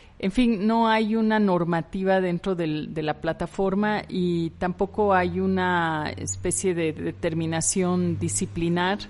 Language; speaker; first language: Spanish; native; Spanish